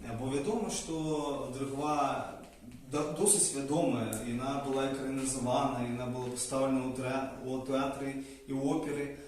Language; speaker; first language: Belarusian; native; Belarusian